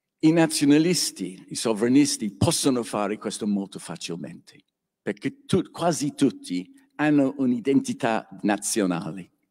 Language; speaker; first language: Italian; non-native, learner; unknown